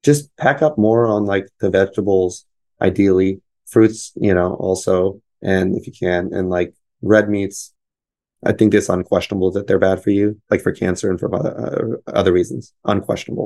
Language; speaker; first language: English; native; English